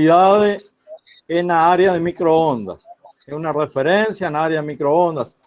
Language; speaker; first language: Portuguese; non-native, fluent; Spanish